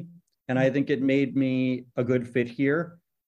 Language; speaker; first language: English; native; English